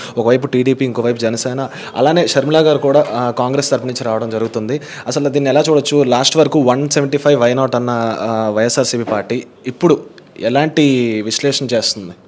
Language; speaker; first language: Telugu; native; Telugu